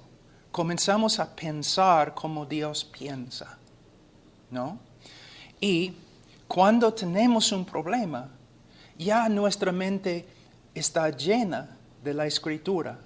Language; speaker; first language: Spanish; non-native, fluent; English